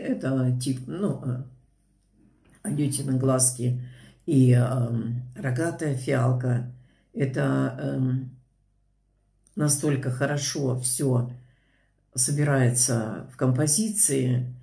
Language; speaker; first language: Russian; native; Russian